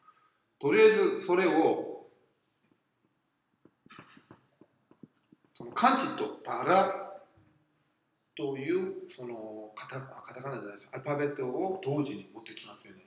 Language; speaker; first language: Japanese; non-native, fluent; Korean